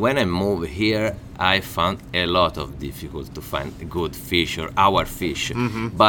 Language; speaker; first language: English; non-native, learner; Italian